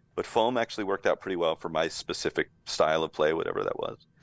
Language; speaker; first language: English; native; English